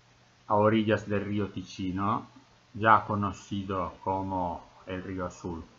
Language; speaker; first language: Spanish; non-native, fluent; Italian